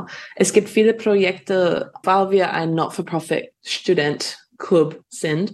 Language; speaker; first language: German; non-native, fluent; English